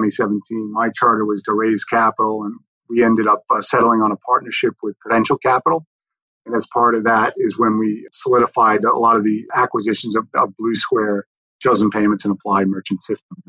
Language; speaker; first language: English; native; English